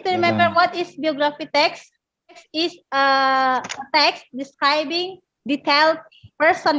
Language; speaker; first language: English; non-native, learner; Indonesian